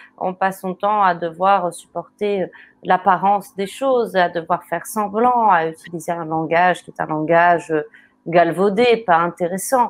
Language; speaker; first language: French; native; French